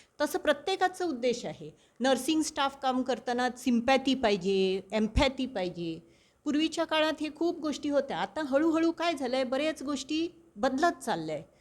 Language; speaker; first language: Marathi; non-native, local second language; Konkani